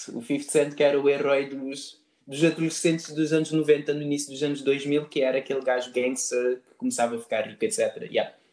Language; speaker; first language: Portuguese; non-native, local second language; Kabuverdianu